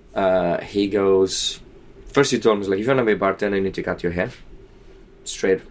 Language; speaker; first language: English; non-native, fluent; Slovak